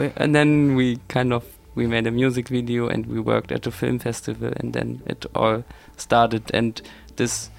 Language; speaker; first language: English; non-native, fluent; German